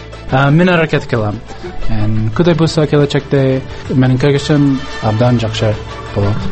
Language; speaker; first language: Kyrgyz; non-native, learner; English